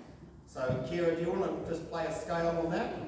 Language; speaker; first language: English; native; English